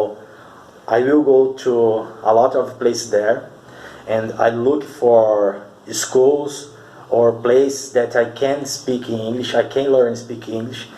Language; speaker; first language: English; non-native, learner; Portuguese